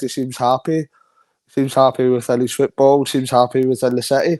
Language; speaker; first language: English; native; English